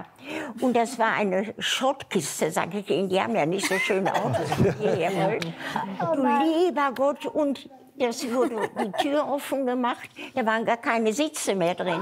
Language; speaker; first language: German; native; German